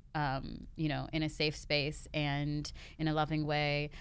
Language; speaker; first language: English; native; English